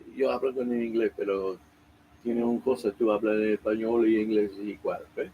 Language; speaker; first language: Spanish; non-native, learner; English